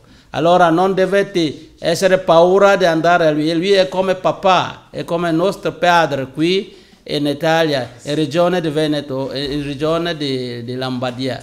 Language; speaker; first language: Italian; non-native, learner; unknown